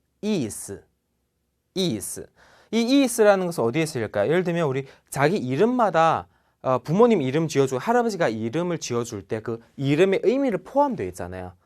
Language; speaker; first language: Korean; non-native, fluent; Chinese